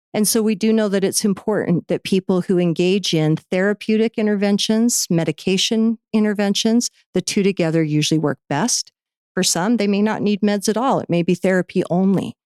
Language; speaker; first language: English; native; English